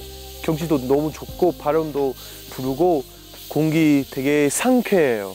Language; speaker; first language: Korean; non-native, fluent; English